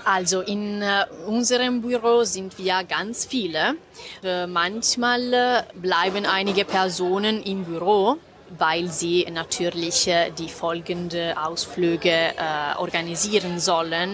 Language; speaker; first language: German; non-native, fluent; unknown